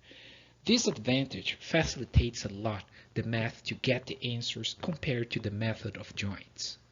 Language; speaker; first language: English; non-native, fluent; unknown